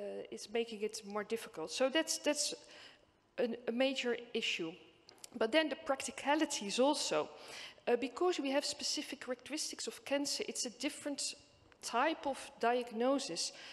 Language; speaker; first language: English; non-native, fluent; Dutch